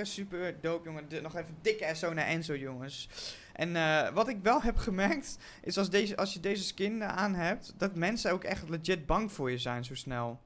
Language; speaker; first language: Dutch; native; Dutch